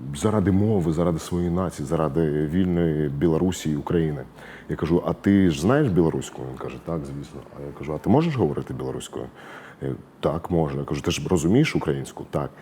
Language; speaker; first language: Ukrainian; non-native, local second language; Russian